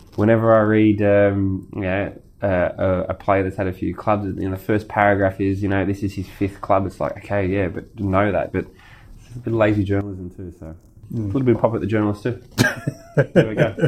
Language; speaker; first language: English; native; English